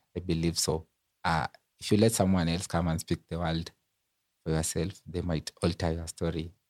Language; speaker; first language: English; non-native, local second language; Luo (Kenya and Tanzania)